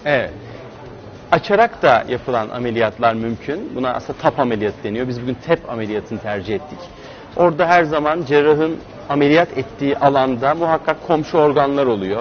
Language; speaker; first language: Turkish; native; Turkish